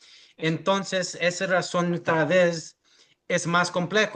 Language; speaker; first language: Spanish; early bilingual, heritage; English